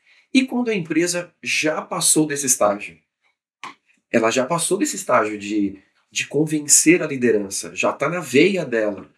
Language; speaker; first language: Portuguese; native; Portuguese